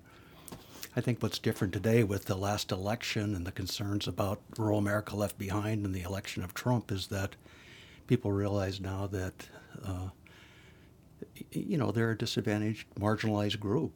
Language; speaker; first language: English; native; English